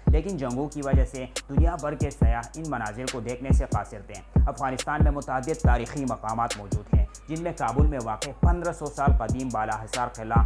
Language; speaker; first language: Urdu; non-native, local second language; Pashto